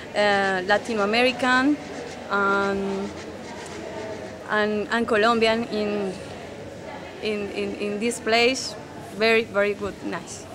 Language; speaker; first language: English; non-native, learner; Spanish